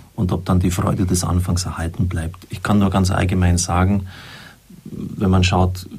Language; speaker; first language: German; native; German